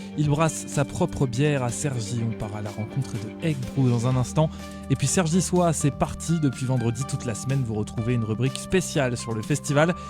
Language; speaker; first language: French; native; French